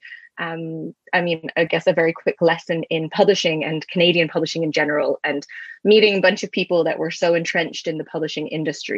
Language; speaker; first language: English; native; English